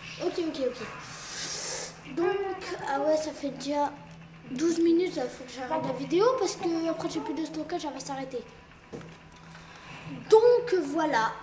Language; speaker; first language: French; native; French